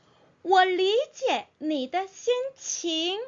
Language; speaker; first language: Chinese; non-native, fluent; Korean